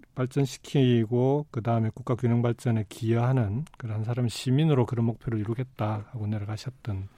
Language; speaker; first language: Korean; native; Korean